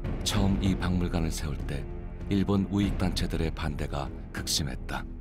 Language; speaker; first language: Korean; native; Korean